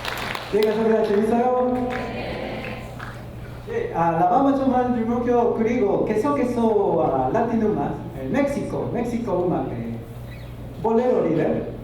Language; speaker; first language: Korean; non-native, learner; Spanish